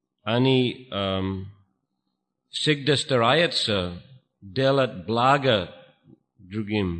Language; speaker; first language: Russian; non-native, fluent; English